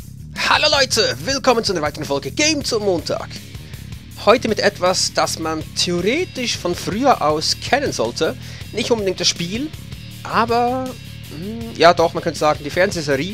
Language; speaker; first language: German; native; German